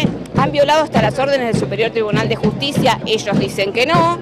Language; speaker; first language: Spanish; native; Spanish